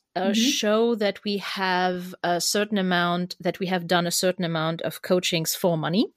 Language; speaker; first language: English; non-native, fluent; German